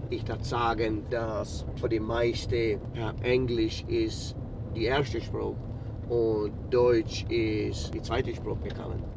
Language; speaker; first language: German; early bilingual, heritage; English